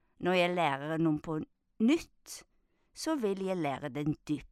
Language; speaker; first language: Norwegian; non-native, fluent; Chinese